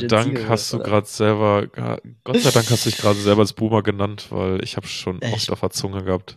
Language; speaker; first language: German; native; German